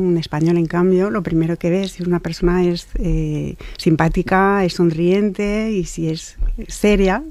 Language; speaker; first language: Spanish; non-native, fluent; French